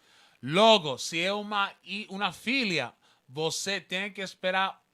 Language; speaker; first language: Portuguese; non-native, learner; Spanish